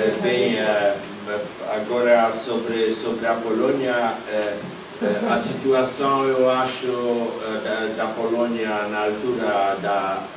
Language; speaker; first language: Portuguese; non-native, fluent; Polish